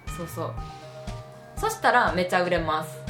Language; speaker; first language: Japanese; native; Japanese